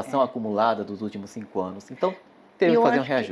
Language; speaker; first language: Portuguese; native; Portuguese